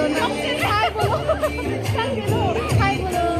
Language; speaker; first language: Hindi; non-native, local second language; Karbi